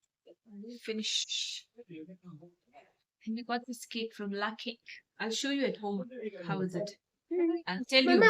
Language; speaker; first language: English; non-native, local second language; Tibetan